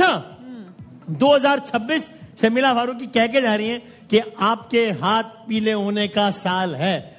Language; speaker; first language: Urdu; native; Urdu